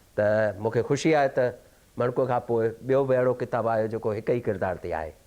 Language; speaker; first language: Sindhi; native; Sindhi